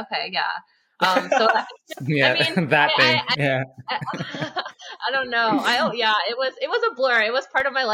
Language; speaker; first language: English; native; English